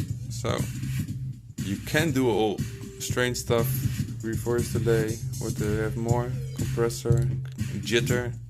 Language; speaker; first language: English; non-native, fluent; Dutch